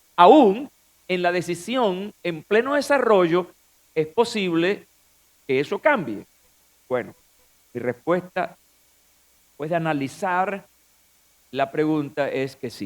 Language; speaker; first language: Spanish; native; Spanish